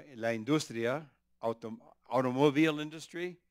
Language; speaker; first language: Spanish; early bilingual, other home language; English